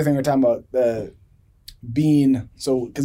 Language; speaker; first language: English; native; English